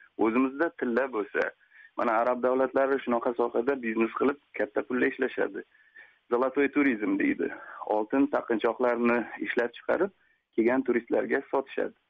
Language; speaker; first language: Uzbek; native; Uzbek